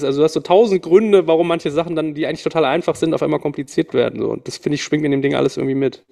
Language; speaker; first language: German; native; German